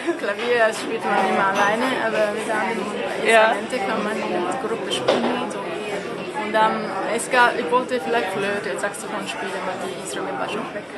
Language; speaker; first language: German; non-native, fluent; Japanese